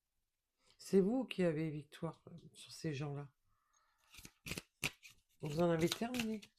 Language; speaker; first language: French; native; French